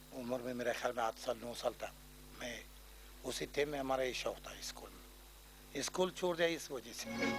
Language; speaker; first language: Hindi; non-native, learner; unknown